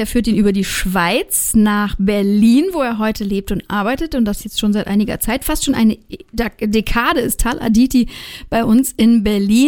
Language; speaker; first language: German; native; German